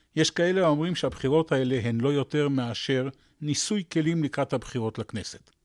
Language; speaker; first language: Hebrew; native; Hebrew